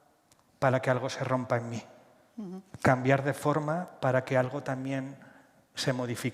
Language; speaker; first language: Spanish; native; Spanish